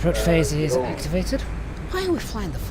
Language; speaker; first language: English; native; English